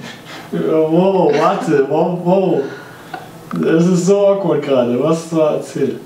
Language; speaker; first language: German; native; German